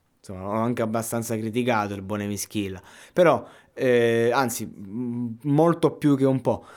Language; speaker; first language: Italian; native; Italian